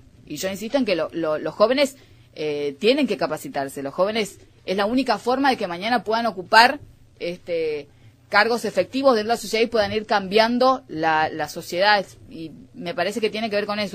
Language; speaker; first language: Spanish; native; Spanish